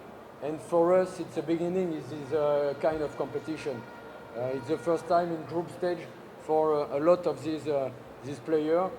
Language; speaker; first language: English; non-native, learner; French